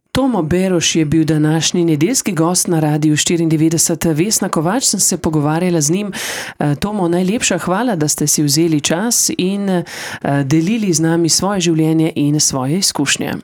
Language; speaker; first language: Slovenian; native; Slovenian